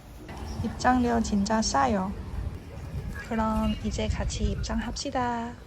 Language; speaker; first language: Korean; non-native, fluent; Cantonese